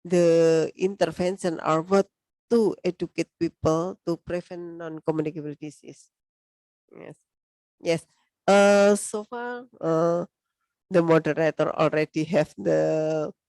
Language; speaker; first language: English; non-native, learner; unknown